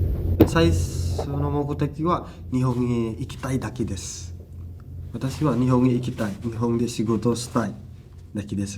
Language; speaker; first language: Japanese; non-native, learner; Indonesian